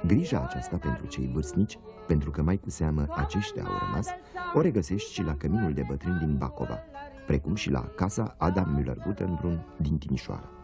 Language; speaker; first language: Romanian; native; Romanian